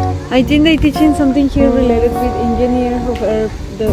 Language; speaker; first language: English; non-native, learner; Spanish